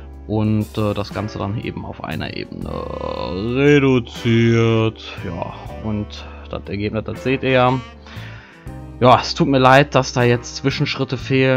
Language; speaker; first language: German; native; German